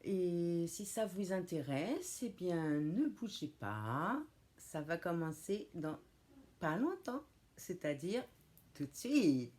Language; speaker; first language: French; native; French